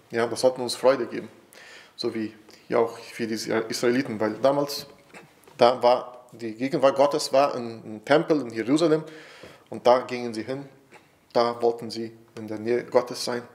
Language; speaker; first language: German; non-native, fluent; Portuguese